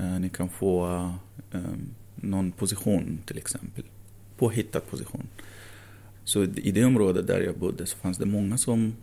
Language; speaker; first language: Swedish; non-native, fluent; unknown